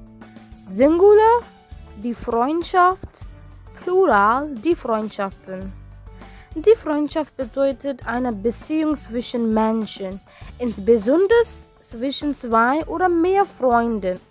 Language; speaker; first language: German; non-native, learner; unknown